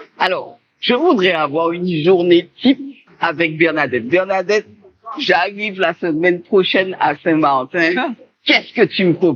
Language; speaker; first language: French; native; French